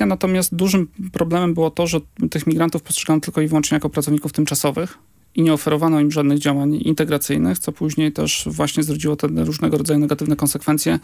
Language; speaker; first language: Polish; native; Polish